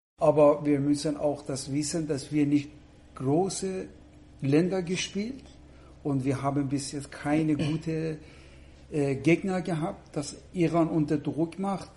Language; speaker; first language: German; non-native, learner; Persian